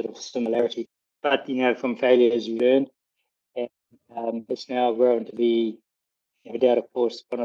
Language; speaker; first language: English; native; English